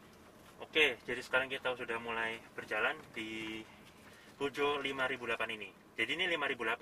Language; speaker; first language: Indonesian; native; Indonesian